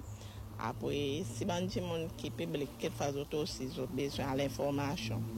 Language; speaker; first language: French; non-native, local second language; Seselwa Creole French